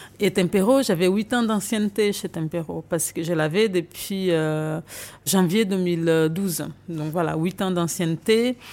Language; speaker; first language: French; non-native, fluent; Portuguese